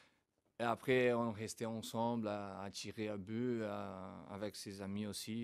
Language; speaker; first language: French; non-native, fluent; Portuguese